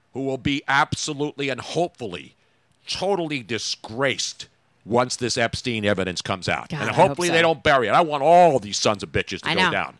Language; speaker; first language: English; early bilingual, other home language; Italian